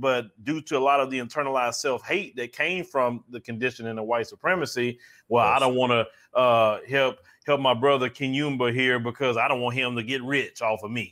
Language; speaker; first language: English; native; English